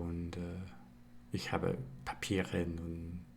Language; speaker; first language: German; non-native, learner; English